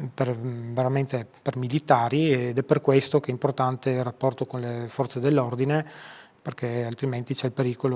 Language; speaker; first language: Italian; native; Italian